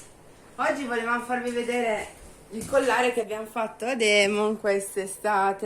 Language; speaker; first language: Italian; native; Italian